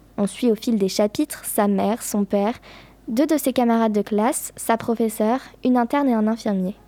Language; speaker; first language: French; native; French